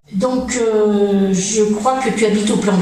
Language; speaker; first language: French; native; French